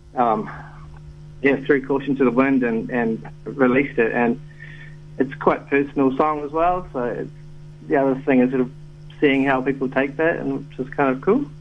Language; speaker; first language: English; native; English